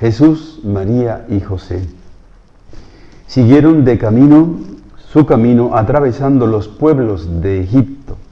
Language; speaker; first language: Spanish; native; Spanish